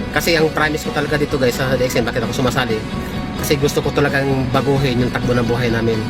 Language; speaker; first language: Filipino; native; Filipino